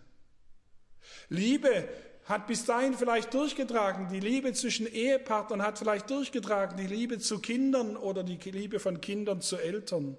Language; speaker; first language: German; native; German